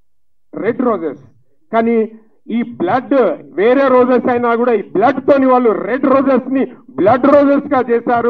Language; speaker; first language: Telugu; native; Telugu